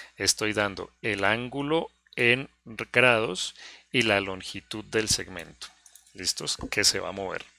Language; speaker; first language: Spanish; native; Spanish